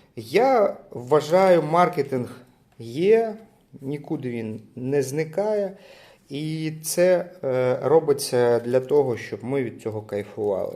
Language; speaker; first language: Ukrainian; non-native, local second language; Russian